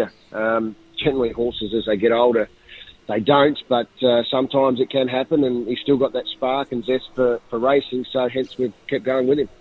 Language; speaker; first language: English; native; English